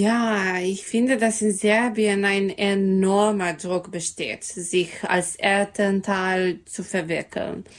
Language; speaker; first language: German; non-native, fluent; Serbian